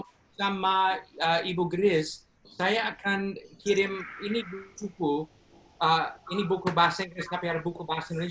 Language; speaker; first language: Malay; non-native, fluent; English